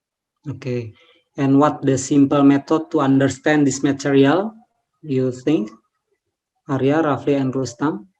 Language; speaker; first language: English; non-native, learner; Indonesian